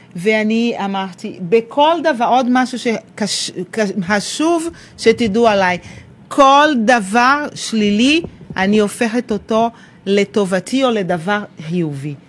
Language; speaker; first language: Hebrew; non-native, fluent; Portuguese